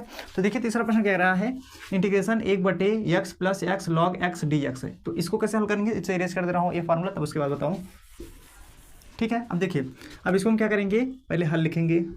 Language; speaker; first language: Hindi; native; Hindi